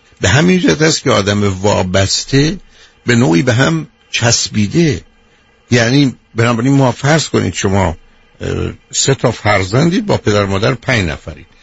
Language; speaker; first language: Persian; native; Persian